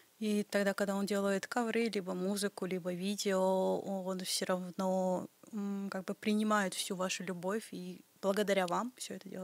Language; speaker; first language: Russian; native; Russian